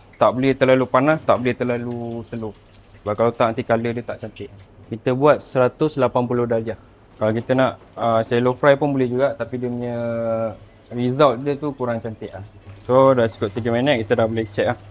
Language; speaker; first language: Malay; native; Malay